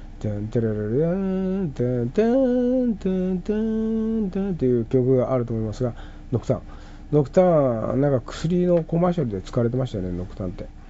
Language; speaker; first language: Japanese; native; Japanese